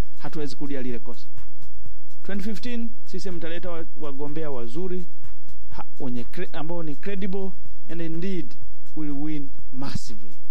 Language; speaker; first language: Swahili; native; Swahili